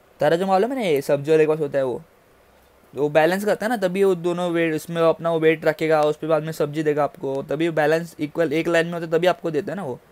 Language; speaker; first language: Hindi; native; Hindi